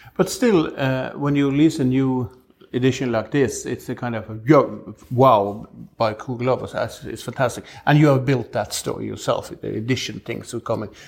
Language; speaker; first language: English; non-native, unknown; Norwegian